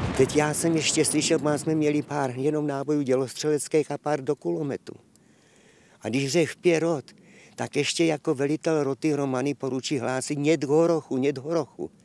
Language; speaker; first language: Czech; early bilingual, heritage; Czech